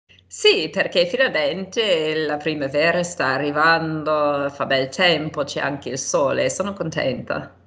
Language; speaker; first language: Italian; non-native, fluent; English